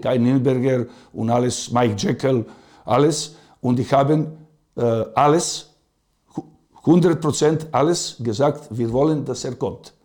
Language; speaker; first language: German; non-native, fluent; Serbian